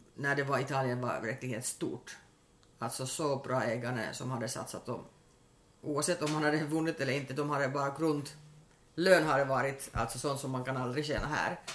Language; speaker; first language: Swedish; non-native, local second language; Finnish